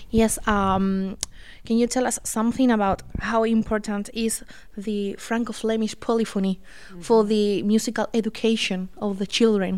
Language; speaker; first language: English; non-native, fluent; Spanish